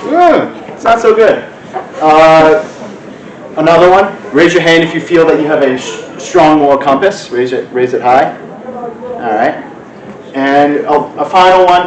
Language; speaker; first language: English; native; English